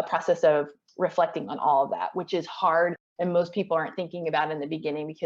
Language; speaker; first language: English; native; English